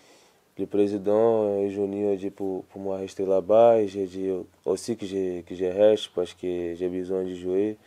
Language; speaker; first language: French; non-native, learner; Portuguese